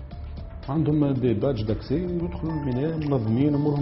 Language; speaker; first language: Arabic; native; Arabic